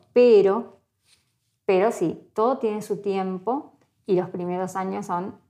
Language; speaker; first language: Spanish; native; Spanish